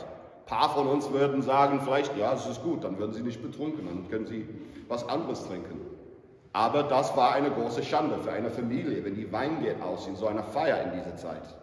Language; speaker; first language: German; non-native, fluent; English